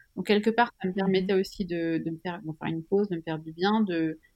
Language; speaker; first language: French; native; French